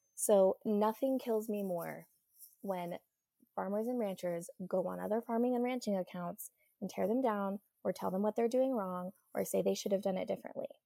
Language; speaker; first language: English; native; English